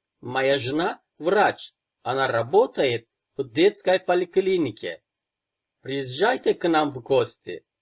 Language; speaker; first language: Russian; non-native, fluent; Turkish